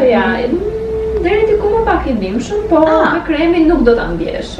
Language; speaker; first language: Albanian; native; Albanian